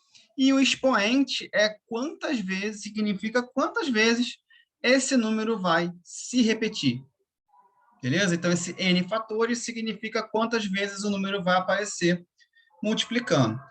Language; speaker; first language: Portuguese; native; Portuguese